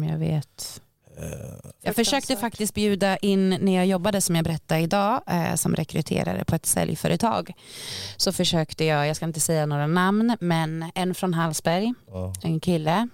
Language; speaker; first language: Swedish; native; Swedish